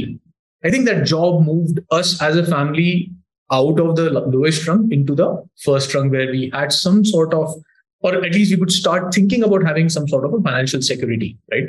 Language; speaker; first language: English; non-native, local second language; Hindi